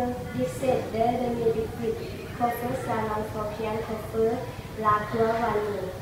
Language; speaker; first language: French; non-native, learner; Thai